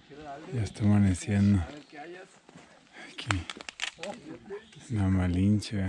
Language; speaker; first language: Spanish; native; Spanish